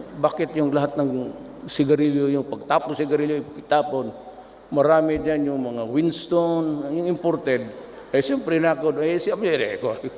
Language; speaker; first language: Filipino; non-native, local second language; Cebuano